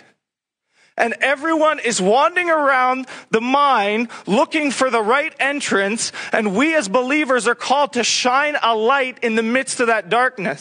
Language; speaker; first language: English; native; English